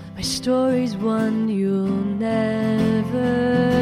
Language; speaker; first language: English; native; English